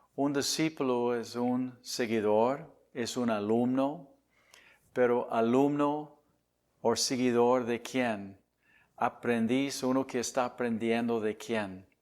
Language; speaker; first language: Spanish; non-native, fluent; English